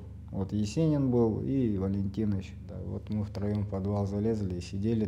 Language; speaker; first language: Russian; native; Russian